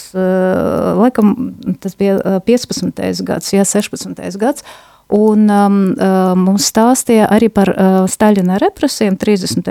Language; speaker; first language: Latvian; non-native, local second language; Russian